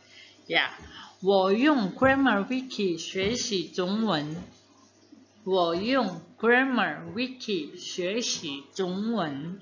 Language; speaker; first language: Chinese; non-native, fluent; Indonesian